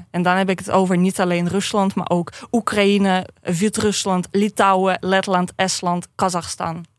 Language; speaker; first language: Dutch; non-native, fluent; Russian